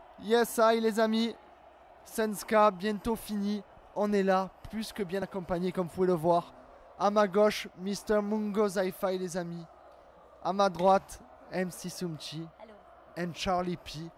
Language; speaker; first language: French; native; French